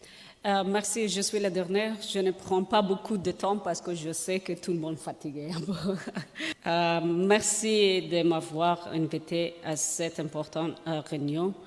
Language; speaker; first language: French; non-native, learner; Persian